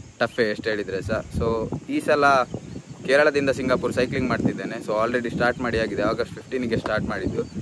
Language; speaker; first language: Kannada; native; Kannada